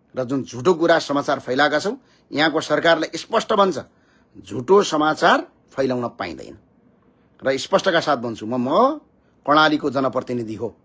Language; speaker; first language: Nepali; native; Nepali